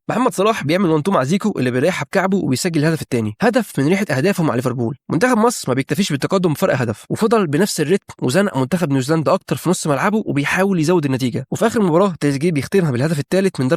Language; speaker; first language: Arabic; native; Arabic